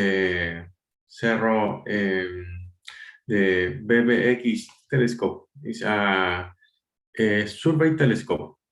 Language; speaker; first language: English; non-native, learner; Spanish